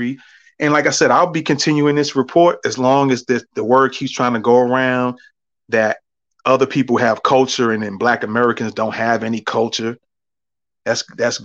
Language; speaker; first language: English; native; English